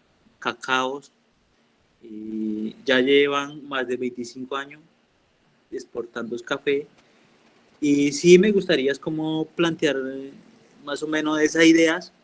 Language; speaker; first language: Spanish; non-native, local second language; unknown